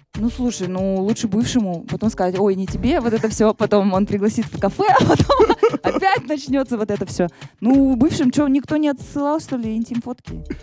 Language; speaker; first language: Russian; native; Russian